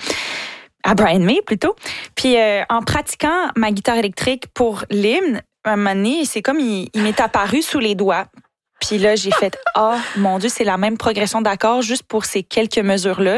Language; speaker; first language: French; native; French